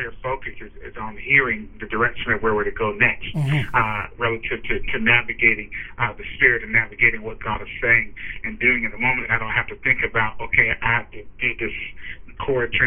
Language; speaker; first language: English; native; English